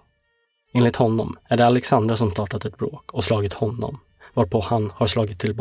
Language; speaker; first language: Swedish; native; Swedish